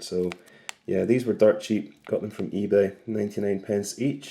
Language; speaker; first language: English; native; English